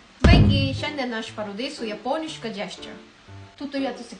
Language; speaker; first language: Lithuanian; non-native, learner; Japanese